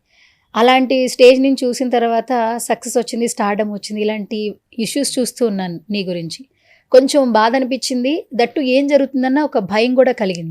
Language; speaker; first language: Telugu; native; Telugu